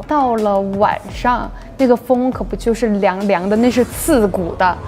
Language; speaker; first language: Chinese; native; Chinese